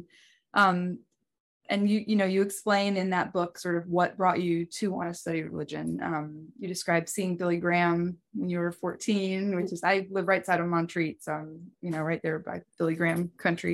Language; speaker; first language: English; native; English